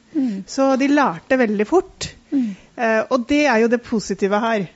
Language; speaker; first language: Norwegian; native; Norwegian